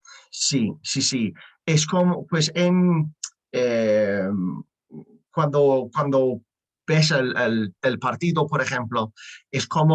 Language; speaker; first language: Spanish; non-native, learner; English